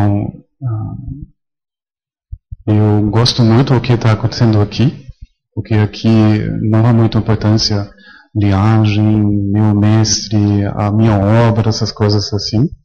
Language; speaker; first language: Portuguese; non-native, fluent; German